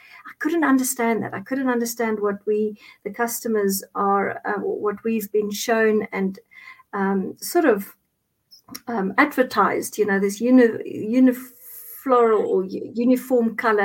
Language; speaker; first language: English; non-native, local second language; Afrikaans